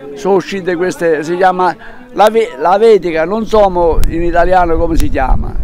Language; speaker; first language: Italian; native; Italian